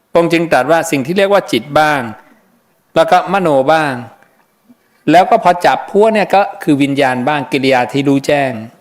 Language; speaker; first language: Thai; native; Thai